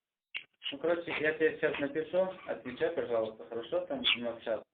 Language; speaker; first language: Russian; non-native, local second language; Tajik